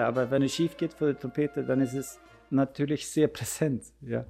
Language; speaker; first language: German; non-native, fluent; Swedish